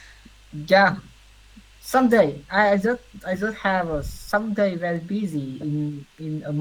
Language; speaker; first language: English; non-native, learner; Vietnamese